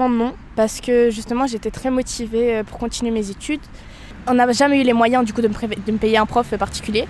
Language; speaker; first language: French; native; French